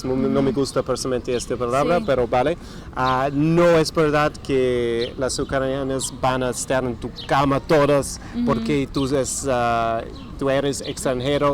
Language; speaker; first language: Spanish; non-native, fluent; English